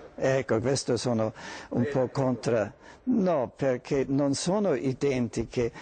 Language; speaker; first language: Italian; non-native, fluent; German